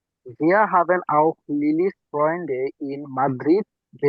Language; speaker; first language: German; non-native, learner; Bangla